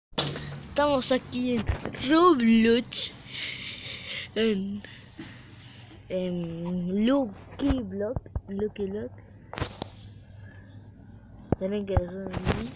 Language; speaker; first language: Spanish; native; Spanish